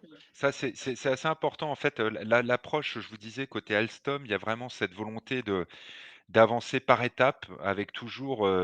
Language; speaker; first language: French; native; French